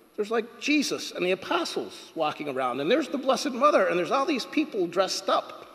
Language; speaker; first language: English; native; English